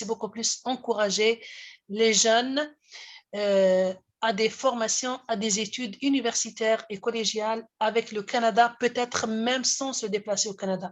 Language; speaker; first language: French; non-native, local second language; Arabic